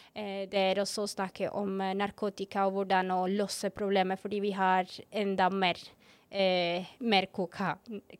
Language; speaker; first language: Norwegian; non-native, fluent; Spanish